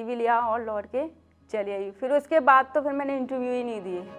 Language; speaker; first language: Hindi; native; Hindi